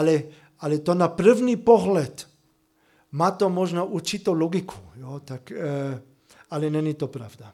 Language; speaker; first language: Czech; non-native, fluent; German